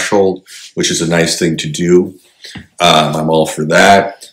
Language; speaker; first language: English; native; English